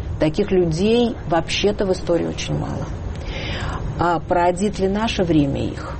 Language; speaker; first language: Russian; native; Russian